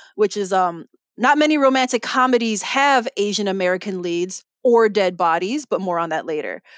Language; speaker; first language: English; native; English